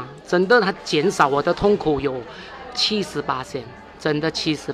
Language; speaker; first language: Chinese; native; Chinese